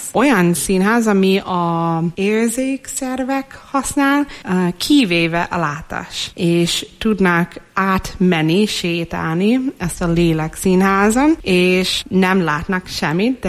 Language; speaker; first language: Hungarian; non-native, fluent; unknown